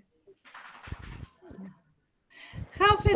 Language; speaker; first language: English; non-native, learner; Spanish